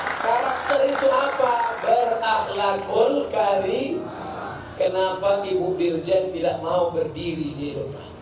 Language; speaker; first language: Indonesian; native; Indonesian